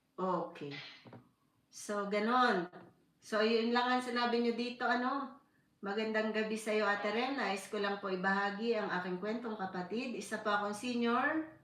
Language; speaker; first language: Filipino; native; Filipino